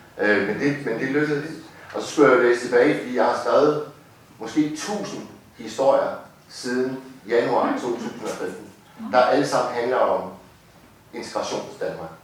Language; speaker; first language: Danish; native; Danish